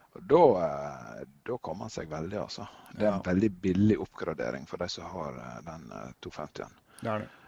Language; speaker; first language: Norwegian; native; Norwegian